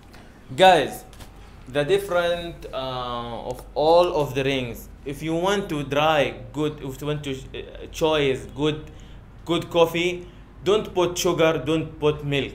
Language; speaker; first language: English; non-native, learner; Arabic